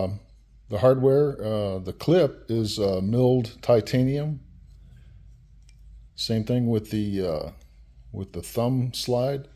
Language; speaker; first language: English; native; English